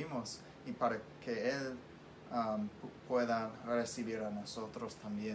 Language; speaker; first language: Spanish; non-native, fluent; English